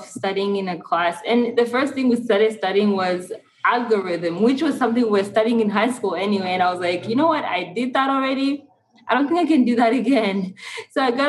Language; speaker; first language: English; non-native, local second language; Kinyarwanda